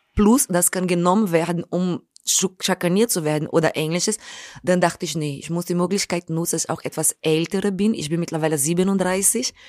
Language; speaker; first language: German; non-native, fluent; Portuguese